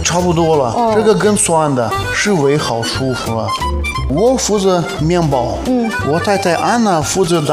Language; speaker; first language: Chinese; non-native, learner; Russian